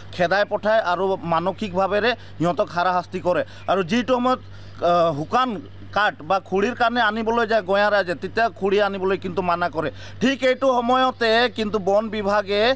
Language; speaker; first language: Assamese; native; Assamese